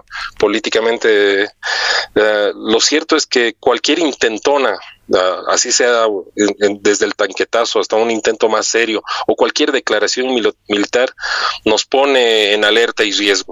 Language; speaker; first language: Spanish; native; Spanish